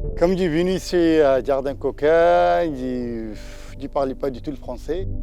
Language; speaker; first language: French; non-native, learner; Arabic